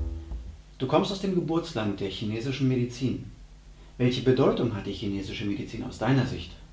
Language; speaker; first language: German; native; German